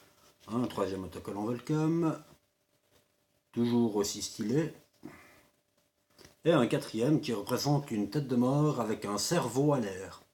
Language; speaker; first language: French; native; French